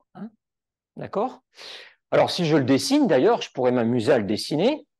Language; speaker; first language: French; native; French